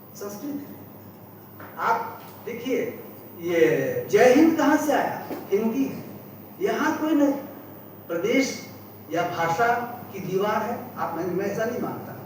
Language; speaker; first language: Hindi; native; Hindi